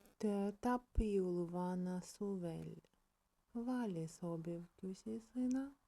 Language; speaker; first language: Estonian; non-native, local second language; Russian